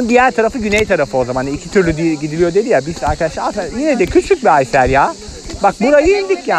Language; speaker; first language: Turkish; native; Turkish